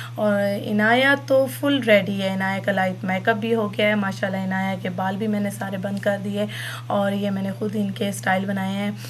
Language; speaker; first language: Urdu; native; Urdu